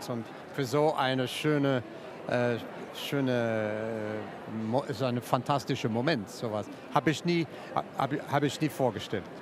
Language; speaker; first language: German; non-native, fluent; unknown